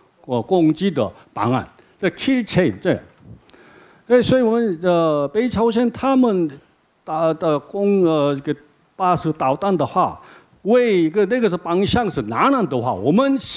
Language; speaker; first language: Chinese; non-native, learner; Korean